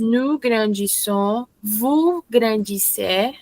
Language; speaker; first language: French; non-native, learner; Portuguese